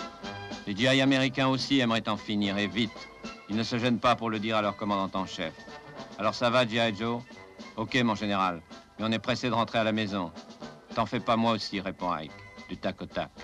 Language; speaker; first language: French; native; French